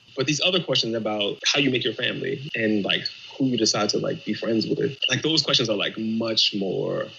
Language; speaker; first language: English; native; English